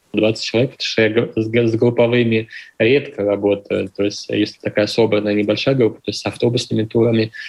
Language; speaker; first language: Russian; native; Russian